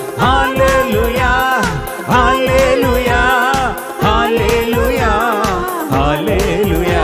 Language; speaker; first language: Hindi; non-native, local second language; Malayalam